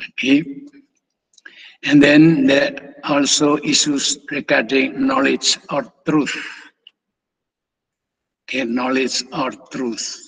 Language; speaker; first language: English; non-native, fluent; Indonesian